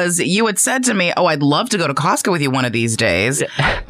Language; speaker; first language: English; early bilingual, other home language; Chinese